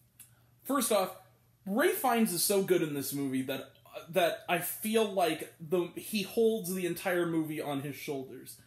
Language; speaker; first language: English; native; English